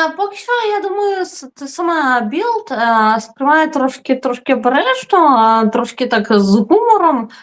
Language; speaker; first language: Ukrainian; non-native, fluent; Lithuanian